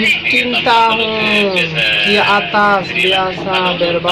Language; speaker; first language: Indonesian; non-native, learner; Bangla